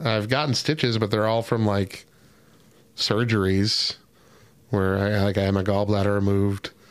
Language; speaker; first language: English; native; English